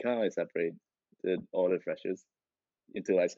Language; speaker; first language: English; non-native, local second language; Chinese